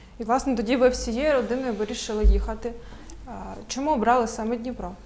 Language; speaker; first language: Ukrainian; native; Ukrainian